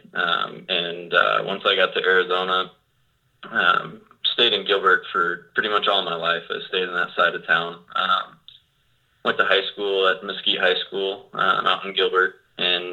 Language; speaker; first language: English; native; English